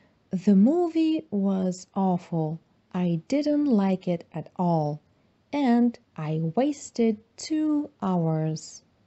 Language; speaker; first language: English; non-native, fluent; Bulgarian